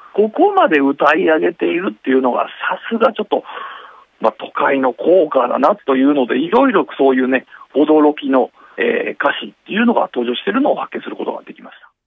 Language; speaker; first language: Japanese; native; Japanese